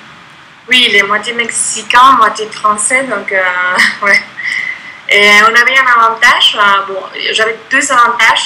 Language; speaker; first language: French; non-native, fluent; Spanish